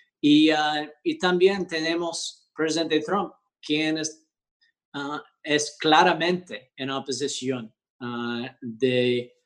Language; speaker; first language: Spanish; early bilingual, heritage; English